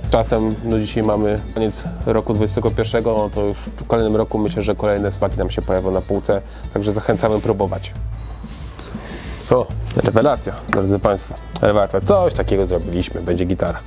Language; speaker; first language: Polish; native; Polish